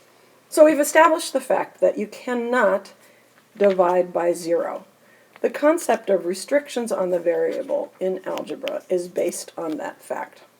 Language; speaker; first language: English; native; English